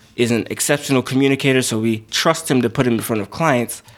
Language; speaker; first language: English; native; English